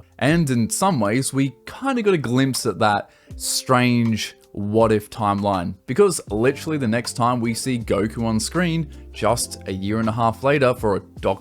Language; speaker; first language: English; native; English